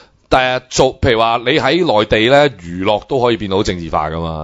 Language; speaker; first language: Cantonese; native; Cantonese